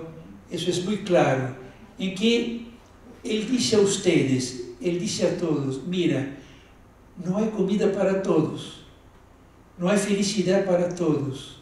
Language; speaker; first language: Spanish; non-native, fluent; Portuguese